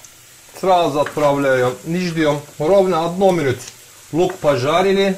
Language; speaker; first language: Russian; non-native, learner; Turkish